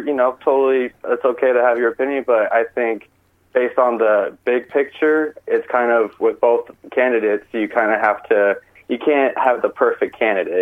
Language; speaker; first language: English; native; English